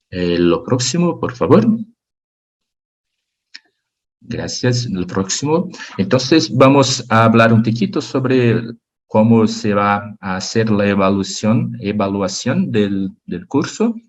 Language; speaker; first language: Spanish; non-native, learner; Portuguese